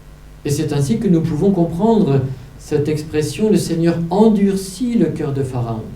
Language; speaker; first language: French; native; French